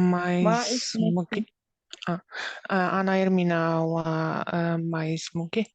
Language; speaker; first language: Arabic; non-native, learner; Polish